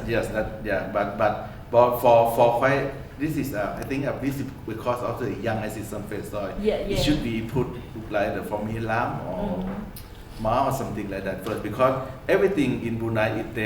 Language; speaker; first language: English; non-native, learner; Thai